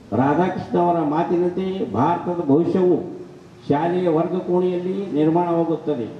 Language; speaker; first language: Kannada; native; Kannada